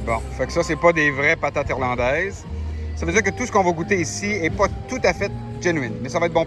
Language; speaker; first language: French; native; French